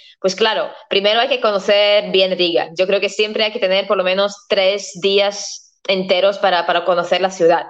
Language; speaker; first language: Spanish; non-native, fluent; Latvian